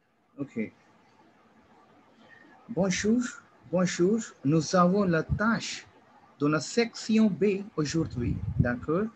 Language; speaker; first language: French; non-native, fluent; Hindi